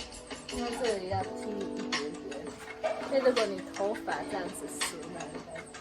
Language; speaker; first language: Chinese; early bilingual, heritage; Chinese